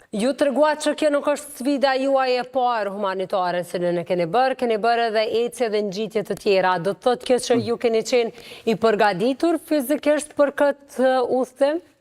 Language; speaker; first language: Albanian; native; Albanian